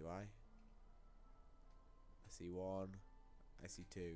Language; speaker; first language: English; native; English